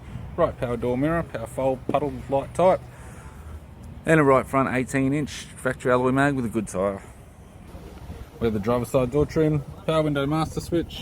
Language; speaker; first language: English; native; English